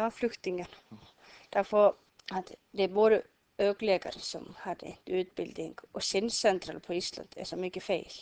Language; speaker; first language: Swedish; non-native, learner; Icelandic